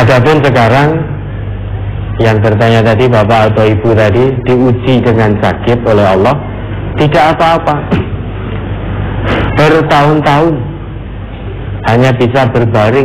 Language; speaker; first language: Indonesian; non-native, local second language; Javanese